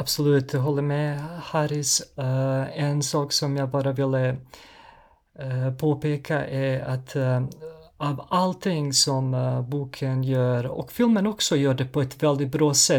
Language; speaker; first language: Swedish; non-native, fluent; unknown